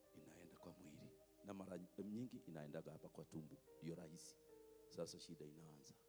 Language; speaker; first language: Swahili; non-native, local second language; Kikuyu